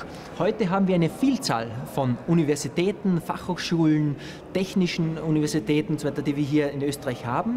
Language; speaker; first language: German; native; German